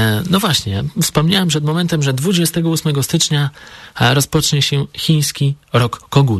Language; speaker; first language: Polish; native; Polish